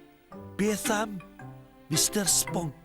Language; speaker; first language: Welsh; native; Welsh